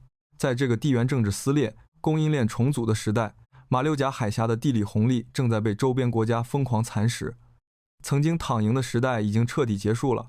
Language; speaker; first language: Chinese; native; Chinese